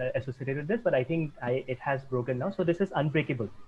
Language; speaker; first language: English; non-native, local second language; Assamese